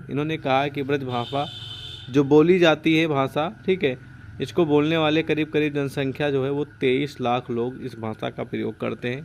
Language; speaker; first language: Hindi; non-native, local second language; Punjabi